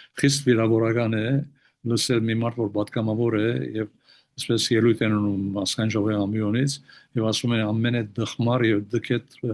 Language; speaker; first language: Armenian; early bilingual, heritage; Armenian